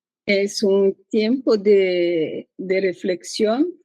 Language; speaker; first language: Spanish; non-native, learner; Portuguese